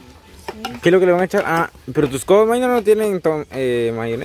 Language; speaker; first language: Spanish; native; Spanish